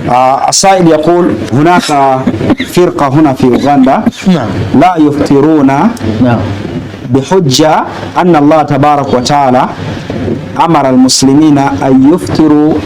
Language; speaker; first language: Arabic; non-native, fluent; Ganda